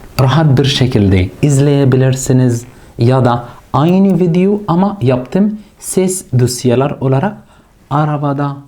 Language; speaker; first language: Turkish; non-native, fluent; Arabic